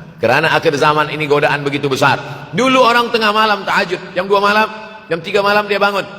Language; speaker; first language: Malay; native; Malay